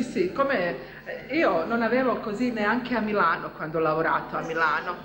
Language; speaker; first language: Italian; non-native, fluent; Bosnian